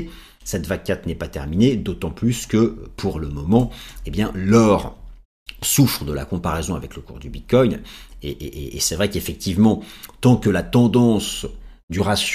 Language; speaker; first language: French; native; French